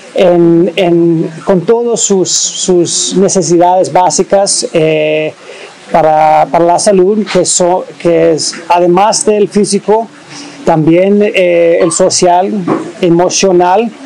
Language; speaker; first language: Spanish; non-native, fluent; English